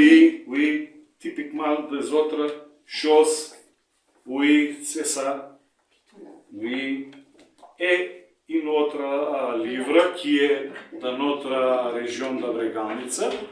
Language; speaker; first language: French; non-native, learner; Macedonian